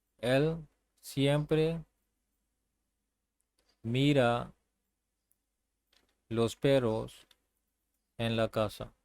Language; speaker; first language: Spanish; non-native, learner; English